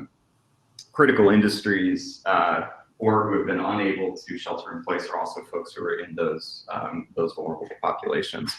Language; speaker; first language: English; native; English